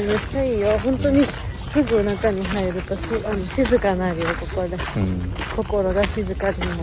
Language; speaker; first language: Japanese; non-native, fluent; Georgian